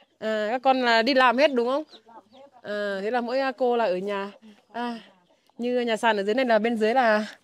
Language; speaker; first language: Vietnamese; native; Vietnamese